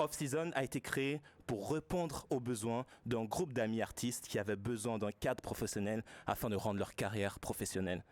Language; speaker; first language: French; native; French